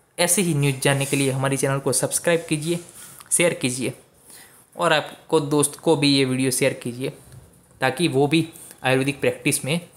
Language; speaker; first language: Hindi; non-native, local second language; Gujarati